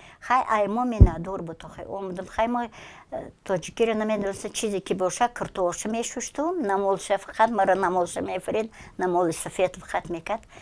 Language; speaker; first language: Tajik; non-native, local second language; Russian